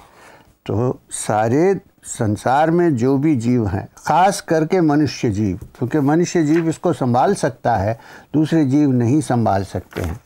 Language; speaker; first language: Hindi; non-native, local second language; Malayalam